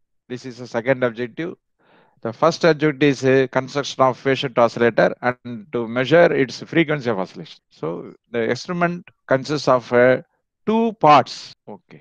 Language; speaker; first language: English; non-native, local second language; Tamil